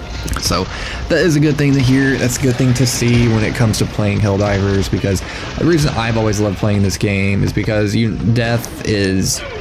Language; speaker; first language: English; native; English